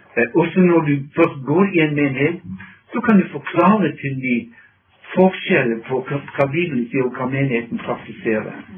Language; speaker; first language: Norwegian; non-native, fluent; English